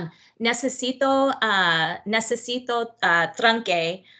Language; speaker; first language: Spanish; non-native, learner; English